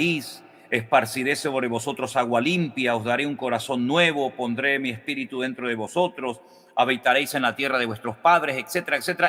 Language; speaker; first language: Spanish; native; Spanish